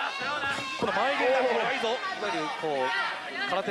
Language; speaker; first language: Japanese; native; Japanese